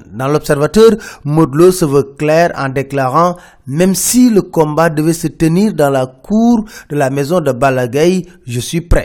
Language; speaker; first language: French; non-native, local second language; Wolof